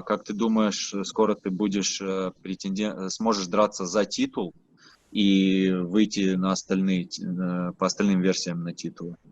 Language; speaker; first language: Russian; native; Russian